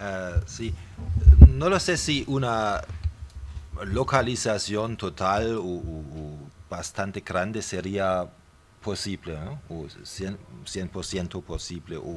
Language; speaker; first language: Spanish; non-native, fluent; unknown